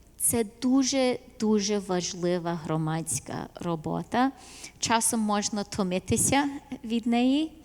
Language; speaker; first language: Ukrainian; early bilingual, heritage; Ukrainian